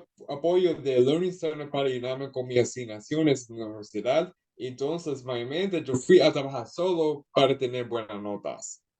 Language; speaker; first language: Spanish; early bilingual, heritage; Spanish